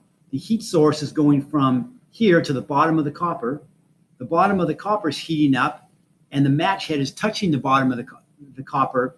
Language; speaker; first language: English; native; English